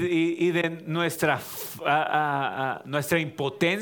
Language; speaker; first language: Spanish; native; Spanish